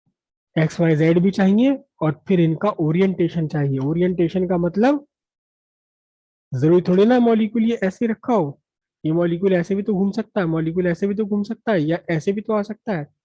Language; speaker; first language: Hindi; native; Hindi